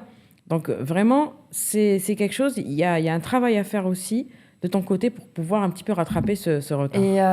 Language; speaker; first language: French; native; French